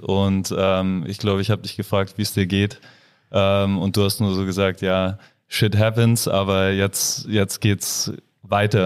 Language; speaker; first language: German; native; German